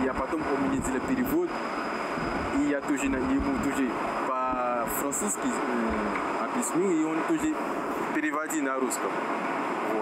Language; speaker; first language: Russian; non-native, learner; French